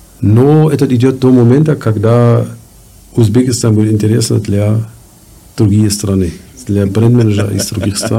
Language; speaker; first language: Russian; non-native, learner; German